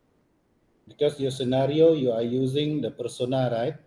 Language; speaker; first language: English; non-native, local second language; Malay